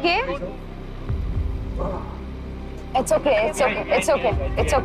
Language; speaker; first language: English; non-native, local second language; Hindi